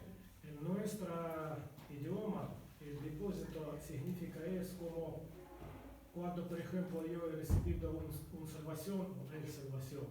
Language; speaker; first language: Spanish; non-native, learner; Russian